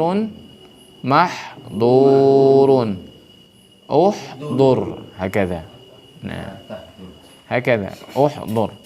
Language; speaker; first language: Arabic; non-native, fluent; Indonesian